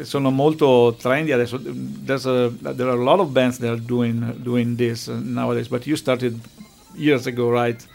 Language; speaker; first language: English; non-native, fluent; Italian